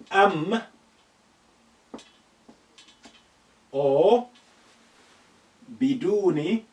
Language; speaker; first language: Arabic; non-native, fluent; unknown